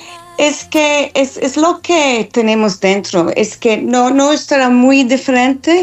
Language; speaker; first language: Spanish; non-native, fluent; English